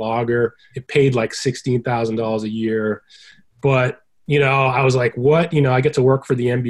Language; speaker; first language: English; native; English